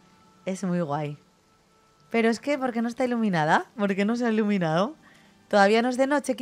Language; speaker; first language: Spanish; native; Spanish